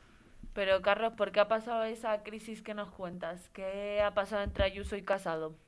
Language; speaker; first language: Spanish; native; Spanish